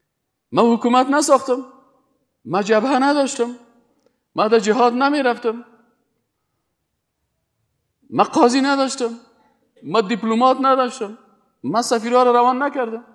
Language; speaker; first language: Persian; native; Persian